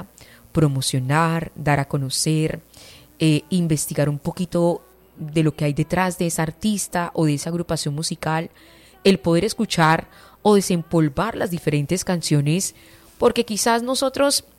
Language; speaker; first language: Spanish; native; Spanish